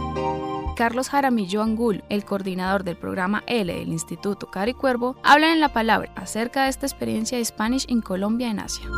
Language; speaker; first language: Spanish; native; Spanish